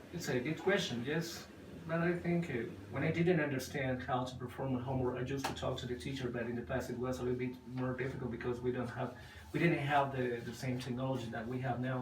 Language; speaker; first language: English; non-native, fluent; Spanish